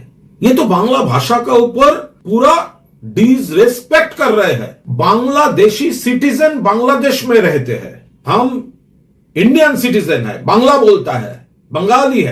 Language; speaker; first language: Hindi; non-native, local second language; Bangla